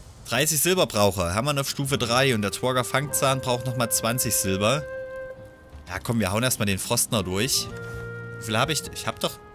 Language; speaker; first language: German; native; German